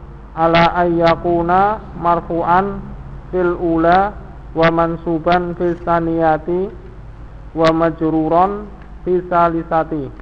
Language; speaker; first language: Arabic; non-native, learner; Indonesian